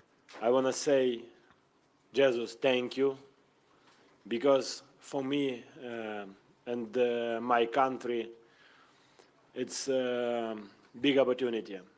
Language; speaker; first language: English; non-native, learner; Ukrainian